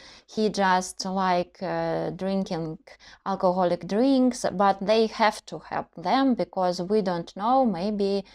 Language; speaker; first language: English; non-native, learner; Russian